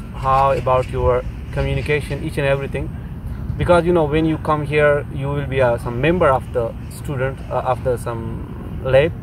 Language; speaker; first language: English; non-native, local second language; Urdu